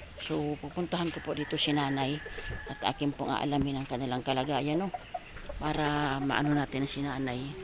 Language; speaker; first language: Filipino; non-native, local second language; Masbatenyo